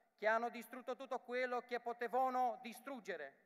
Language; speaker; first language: Italian; non-native, learner; Romanian